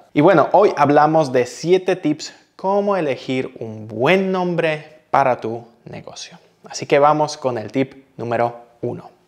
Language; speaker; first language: Spanish; non-native, fluent; Polish